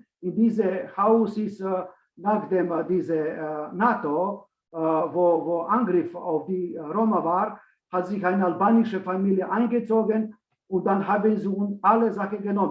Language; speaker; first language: German; non-native, learner; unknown